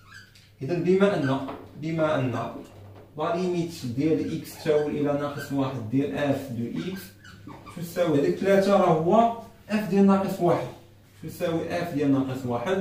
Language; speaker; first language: Arabic; native; Arabic